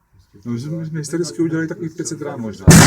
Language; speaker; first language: Czech; native; Czech